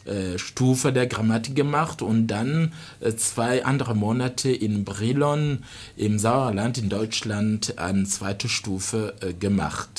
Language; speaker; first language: German; non-native, fluent; Rundi